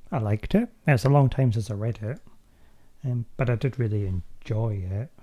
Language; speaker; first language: English; native; English